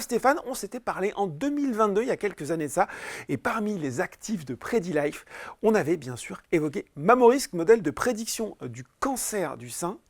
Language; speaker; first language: French; native; French